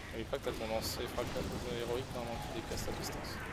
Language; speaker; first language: French; native; French